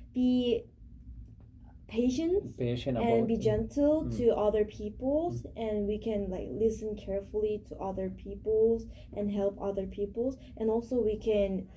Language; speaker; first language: English; non-native, learner; Korean